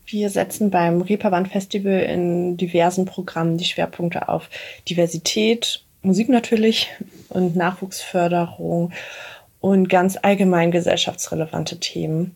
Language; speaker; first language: German; native; German